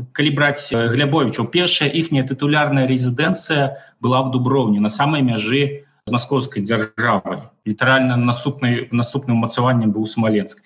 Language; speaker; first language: Belarusian; non-native, local second language; Russian